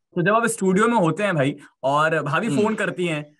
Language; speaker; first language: Hindi; native; Hindi